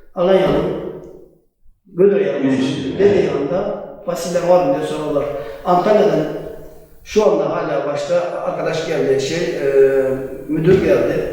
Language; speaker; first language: Turkish; native; Turkish